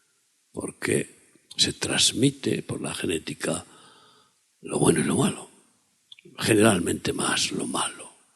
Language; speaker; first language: Spanish; native; Spanish